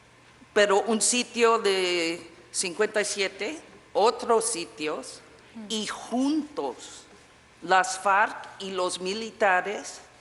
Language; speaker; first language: Spanish; non-native, fluent; English